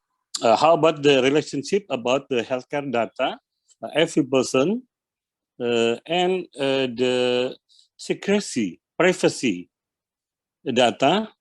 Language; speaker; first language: English; non-native, learner; Indonesian